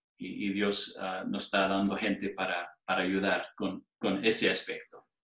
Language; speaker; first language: Spanish; non-native, fluent; English